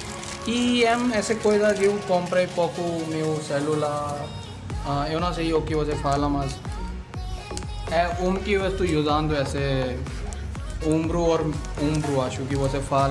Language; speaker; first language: Portuguese; non-native, learner; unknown